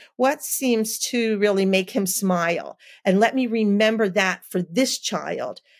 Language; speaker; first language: English; native; English